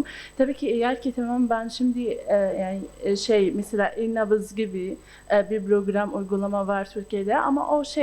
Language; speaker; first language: Turkish; non-native, local second language; Arabic